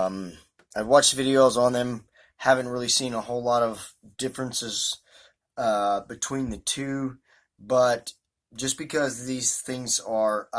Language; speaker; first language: English; native; English